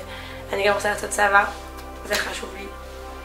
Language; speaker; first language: Hebrew; non-native, learner; French